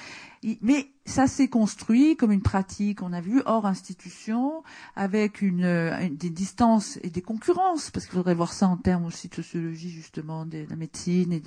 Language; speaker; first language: French; native; French